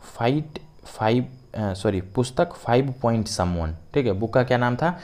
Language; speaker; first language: Hindi; native; Hindi